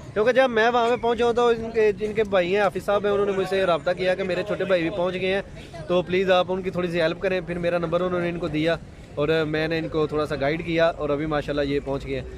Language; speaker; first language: Urdu; non-native, local second language; Punjabi